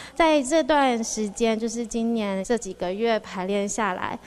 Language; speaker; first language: Chinese; native; Chinese